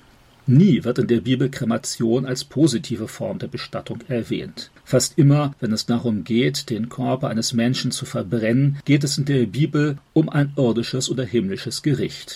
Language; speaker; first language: German; native; German